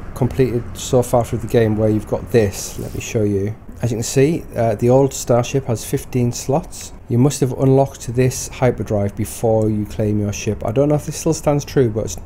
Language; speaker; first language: English; native; English